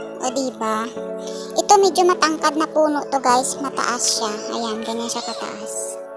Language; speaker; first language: Filipino; non-native, local second language; Hiligaynon